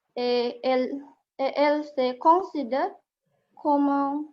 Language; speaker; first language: French; non-native, learner; Indonesian